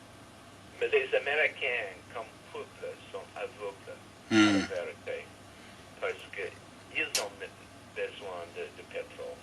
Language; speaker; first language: French; non-native, fluent; English